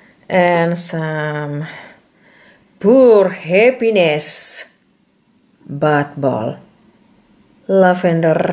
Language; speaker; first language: English; non-native, learner; Indonesian